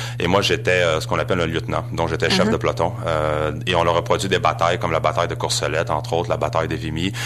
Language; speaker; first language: French; native; French